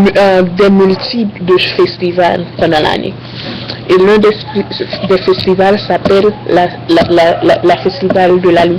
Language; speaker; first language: French; non-native, learner; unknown